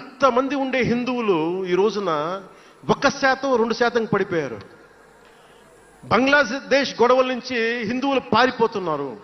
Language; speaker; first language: Telugu; native; Telugu